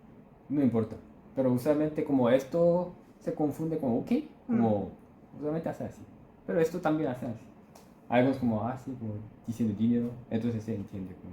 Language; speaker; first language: Spanish; non-native, learner; Korean